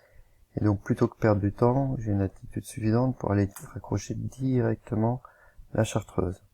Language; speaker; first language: French; native; French